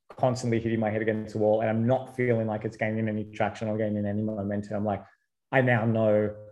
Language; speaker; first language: English; native; English